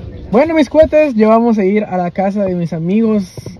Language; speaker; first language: Spanish; early bilingual, heritage; Spanish